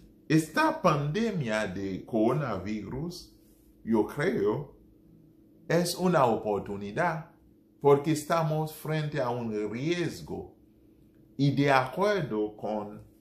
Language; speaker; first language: Spanish; non-native, fluent; Haitian Creole